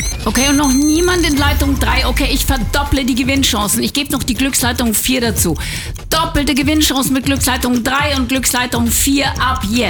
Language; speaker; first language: German; native; German